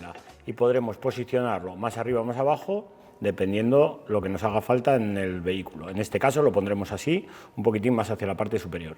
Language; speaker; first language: Spanish; native; Spanish